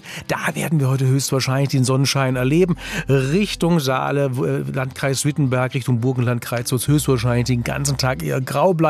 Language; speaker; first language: German; native; German